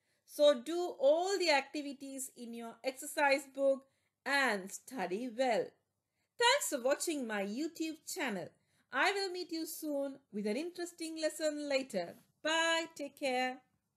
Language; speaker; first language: English; non-native, local second language; Tamil